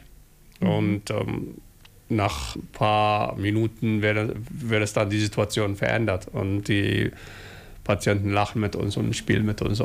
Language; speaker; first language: German; non-native, learner; Somali